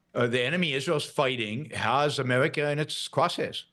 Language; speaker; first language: English; non-native, fluent; Hebrew